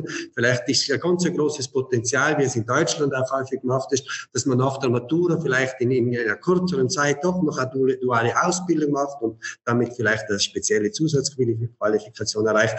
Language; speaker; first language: German; native; German